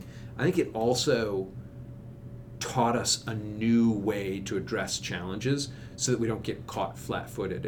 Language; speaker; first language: English; native; English